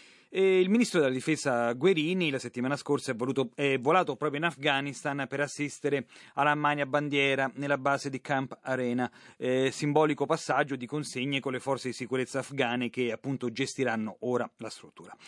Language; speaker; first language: Italian; native; Italian